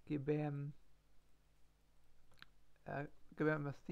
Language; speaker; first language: Portuguese; non-native, learner; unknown